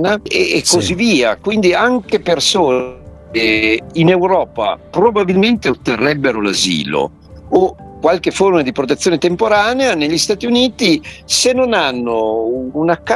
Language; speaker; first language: Italian; native; Italian